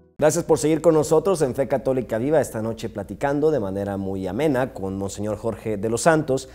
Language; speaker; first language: Spanish; native; Spanish